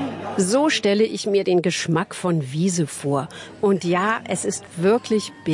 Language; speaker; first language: German; native; German